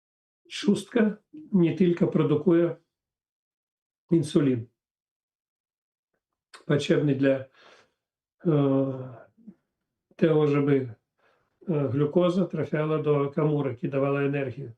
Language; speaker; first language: Polish; non-native, fluent; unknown